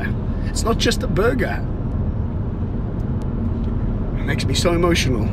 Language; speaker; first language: English; native; English